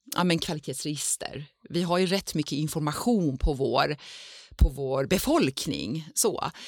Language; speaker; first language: Swedish; non-native, fluent; Persian